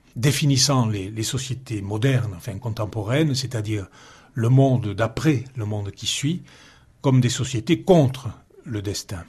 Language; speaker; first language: French; native; French